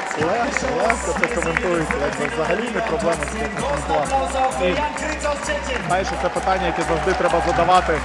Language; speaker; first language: Ukrainian; native; Ukrainian